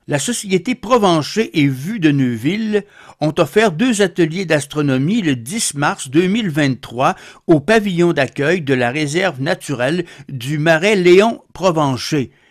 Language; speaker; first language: French; native; French